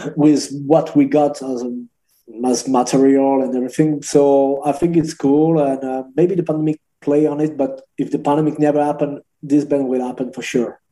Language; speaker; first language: English; non-native, learner; French